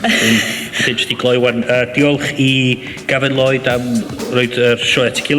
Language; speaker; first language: Welsh; native; Welsh